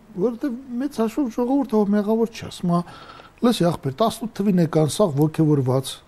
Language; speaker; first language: Armenian; native; Armenian